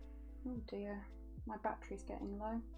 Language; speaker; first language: English; native; English